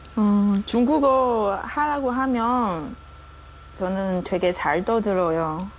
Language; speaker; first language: Korean; non-native, learner; Chinese